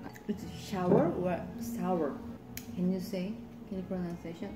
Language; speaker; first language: English; non-native, learner; Korean